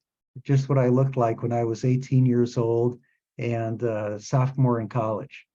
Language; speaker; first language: English; native; English